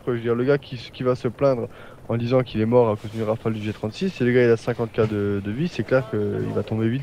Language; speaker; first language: French; native; French